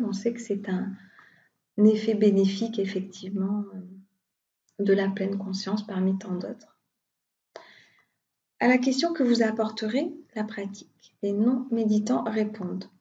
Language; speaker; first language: French; native; French